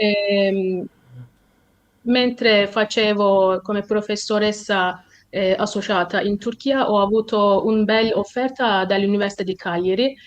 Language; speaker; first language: Italian; non-native, fluent; Turkish